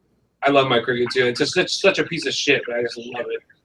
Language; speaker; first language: English; native; English